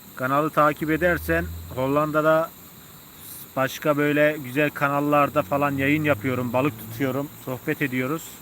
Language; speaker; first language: Turkish; native; Turkish